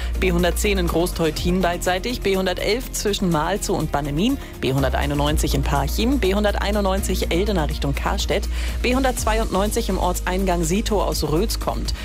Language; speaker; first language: German; native; German